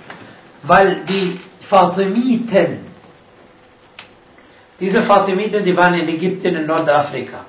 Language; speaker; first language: German; non-native, fluent; Arabic